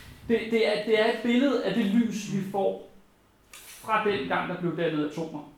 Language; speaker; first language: Danish; native; Danish